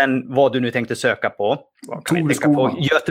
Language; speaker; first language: Swedish; native; Swedish